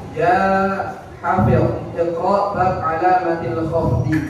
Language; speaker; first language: Arabic; non-native, learner; Indonesian